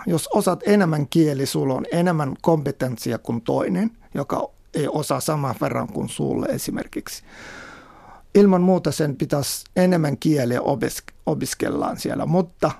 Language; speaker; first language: Finnish; non-native, fluent; Somali